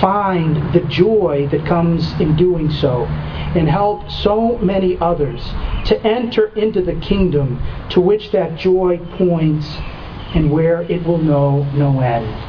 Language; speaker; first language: English; native; English